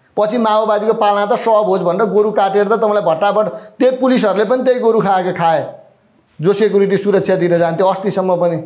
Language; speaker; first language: Nepali; native; Nepali